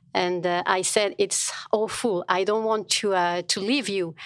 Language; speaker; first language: English; non-native, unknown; French